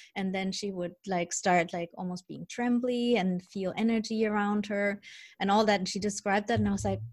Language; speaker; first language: English; early bilingual, other home language; German